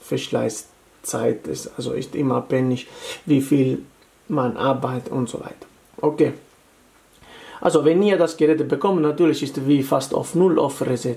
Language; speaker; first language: German; non-native, fluent; Italian